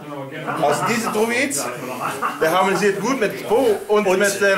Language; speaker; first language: German; native; German